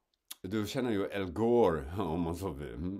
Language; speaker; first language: Swedish; non-native, fluent; German